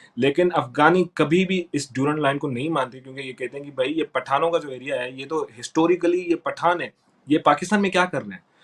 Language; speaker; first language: Urdu; non-native, local second language; Sindhi